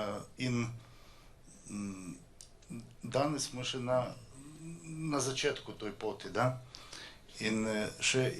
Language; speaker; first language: Slovenian; non-native, learner; Russian